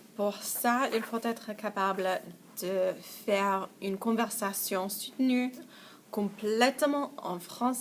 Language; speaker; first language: French; non-native, fluent; English